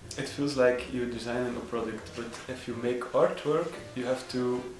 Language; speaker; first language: English; non-native, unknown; Dutch